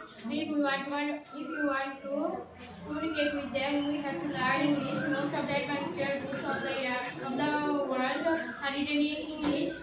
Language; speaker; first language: English; non-native, learner; Bangla